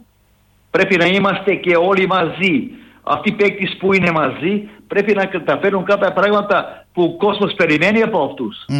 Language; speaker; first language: Greek; non-native, fluent; Serbian